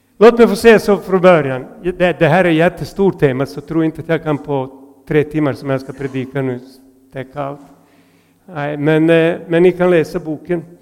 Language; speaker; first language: Swedish; non-native, fluent; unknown